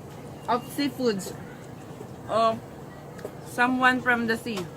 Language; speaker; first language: English; non-native, local second language; Filipino